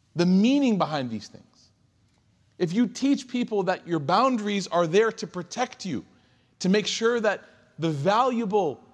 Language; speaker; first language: English; native; English